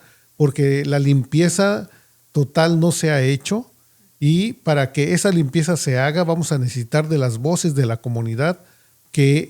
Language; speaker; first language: Spanish; native; Spanish